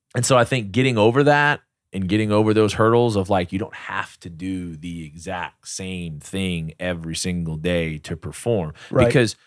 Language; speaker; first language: English; native; English